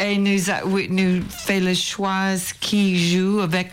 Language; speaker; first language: French; non-native, learner; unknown